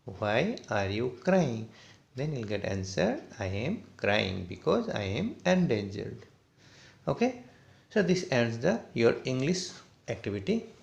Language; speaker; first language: English; non-native, local second language; Assamese